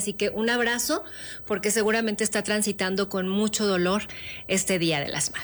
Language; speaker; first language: Spanish; native; Spanish